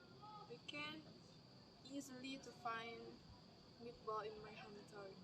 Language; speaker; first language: English; non-native, learner; Indonesian